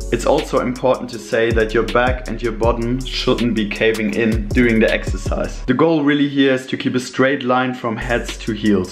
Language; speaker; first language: English; non-native, fluent; German